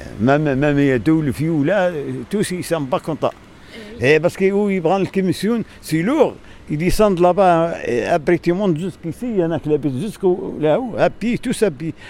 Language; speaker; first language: French; non-native, local second language; Arabic